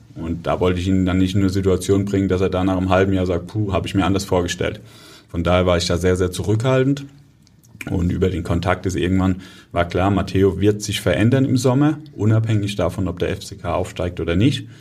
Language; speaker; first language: German; native; German